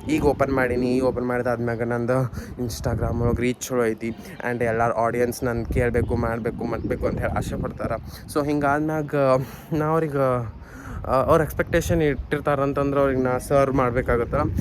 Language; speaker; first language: Kannada; native; Kannada